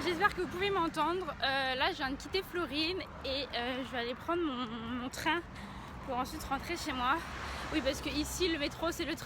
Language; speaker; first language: French; native; French